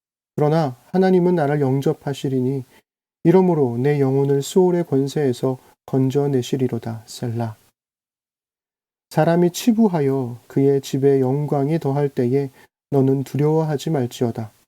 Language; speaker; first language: Korean; native; Korean